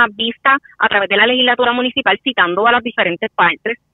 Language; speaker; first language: Spanish; native; Spanish